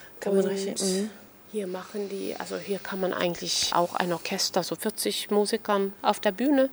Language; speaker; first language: German; non-native, fluent; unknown